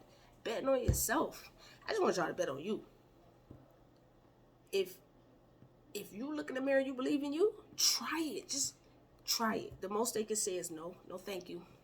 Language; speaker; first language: English; native; English